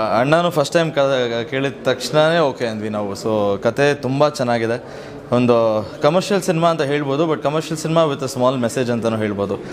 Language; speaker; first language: Kannada; native; Kannada